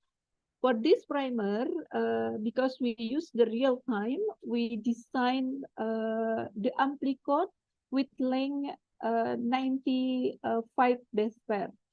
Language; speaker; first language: English; non-native, fluent; Indonesian